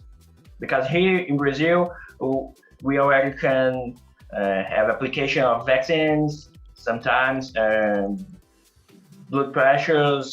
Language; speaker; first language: English; non-native, learner; Portuguese